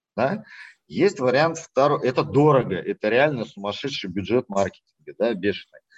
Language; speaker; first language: Russian; native; Russian